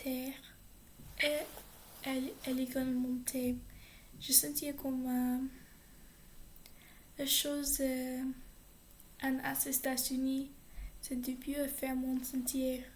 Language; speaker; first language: French; non-native, learner; English